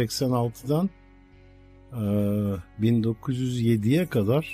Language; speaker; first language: Turkish; native; Turkish